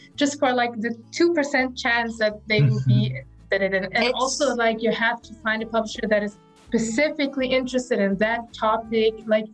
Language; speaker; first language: English; non-native, fluent; German